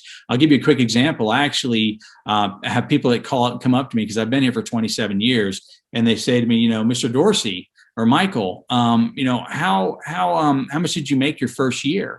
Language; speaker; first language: English; native; English